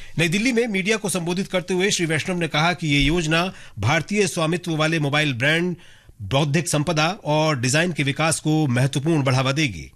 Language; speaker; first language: Hindi; native; Hindi